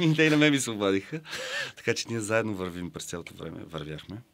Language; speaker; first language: Bulgarian; native; Bulgarian